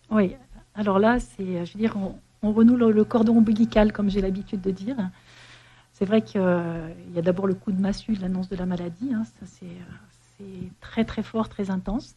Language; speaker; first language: French; native; French